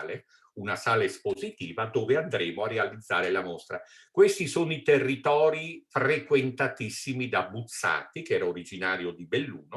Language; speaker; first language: Italian; native; Italian